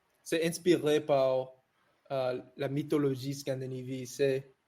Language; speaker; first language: French; non-native, learner; English